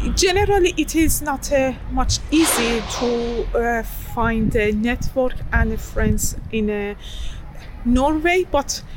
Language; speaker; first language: English; non-native, learner; Persian